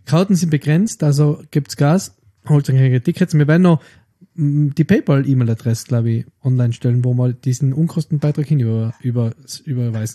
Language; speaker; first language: German; native; German